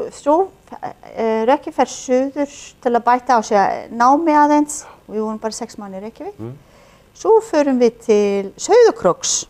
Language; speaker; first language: Icelandic; non-native, fluent; English